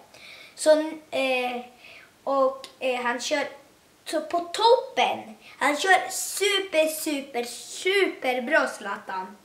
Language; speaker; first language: Swedish; early bilingual, other home language; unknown